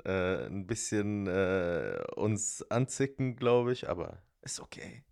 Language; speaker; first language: German; non-native, fluent; Arabic